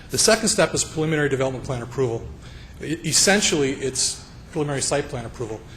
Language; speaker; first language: English; native; English